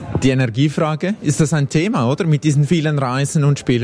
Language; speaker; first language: German; native; German